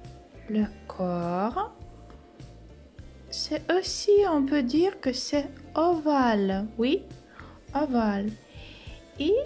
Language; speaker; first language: French; non-native, fluent; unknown